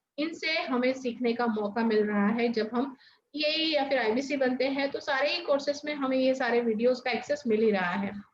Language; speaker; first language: Hindi; non-native, local second language; Marathi